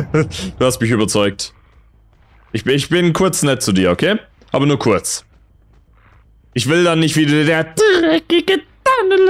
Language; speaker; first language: German; native; German